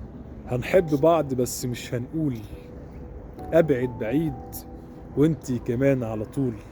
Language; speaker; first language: Arabic; native; Arabic